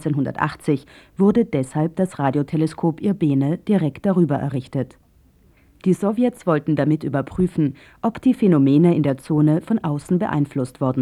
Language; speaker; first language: German; native; German